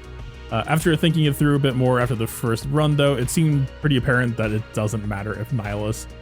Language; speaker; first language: English; native; English